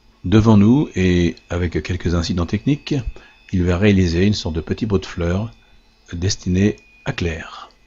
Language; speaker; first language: French; native; French